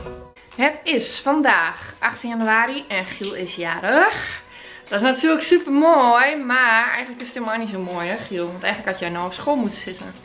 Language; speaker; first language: Dutch; native; Dutch